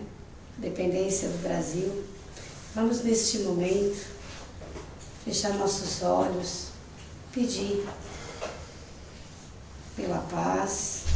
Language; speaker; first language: Portuguese; native; Portuguese